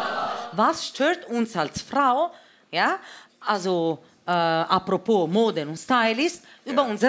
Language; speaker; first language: German; non-native, fluent; Italian